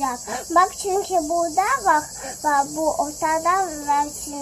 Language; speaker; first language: Turkish; early bilingual, heritage; Turkish